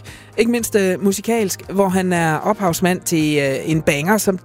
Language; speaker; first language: Danish; native; Danish